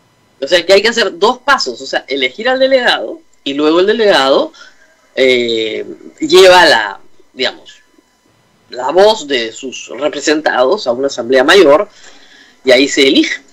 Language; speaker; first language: Spanish; native; Spanish